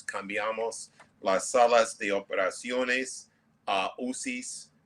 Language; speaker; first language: Spanish; non-native, fluent; English